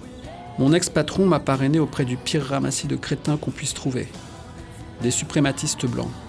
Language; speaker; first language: French; native; French